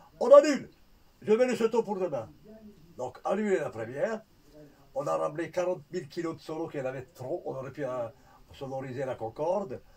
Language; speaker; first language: French; non-native, fluent; Italian